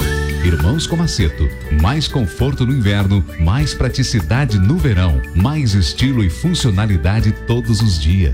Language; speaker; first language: Portuguese; native; Portuguese